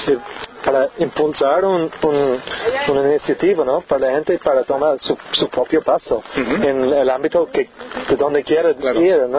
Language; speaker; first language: Spanish; non-native, learner; English